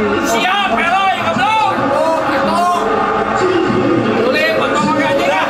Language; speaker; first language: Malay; non-native, local second language; Sundanese